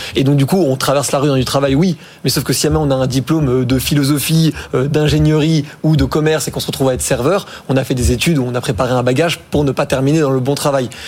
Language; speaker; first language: French; native; French